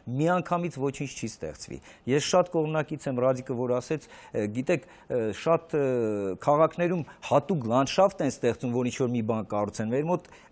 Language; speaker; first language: Armenian; native; Armenian